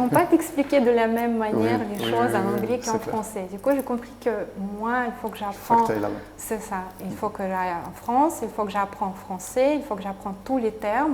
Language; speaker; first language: French; non-native, fluent; Russian